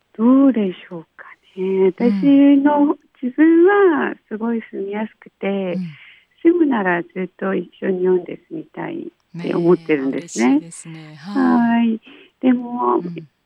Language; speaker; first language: Japanese; non-native, fluent; Korean